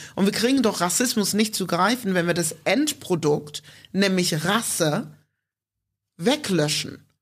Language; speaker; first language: German; early bilingual, other home language; English